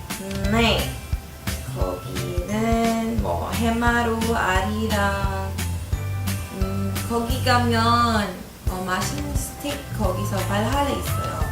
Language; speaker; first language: Korean; non-native, learner; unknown